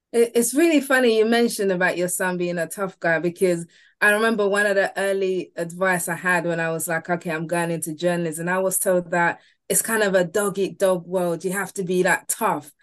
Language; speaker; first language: English; early bilingual, other home language; Yoruba